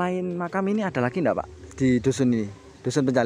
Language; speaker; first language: Indonesian; non-native, local second language; Javanese